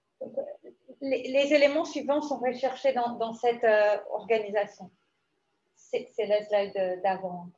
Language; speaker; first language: French; native; French